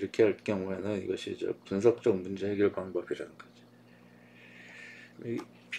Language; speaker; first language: Korean; native; Korean